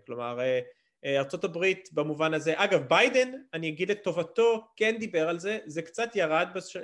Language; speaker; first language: Hebrew; early bilingual, other home language; English